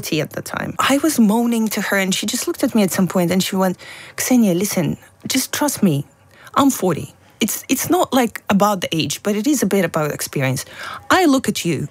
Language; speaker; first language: English; non-native, fluent; Russian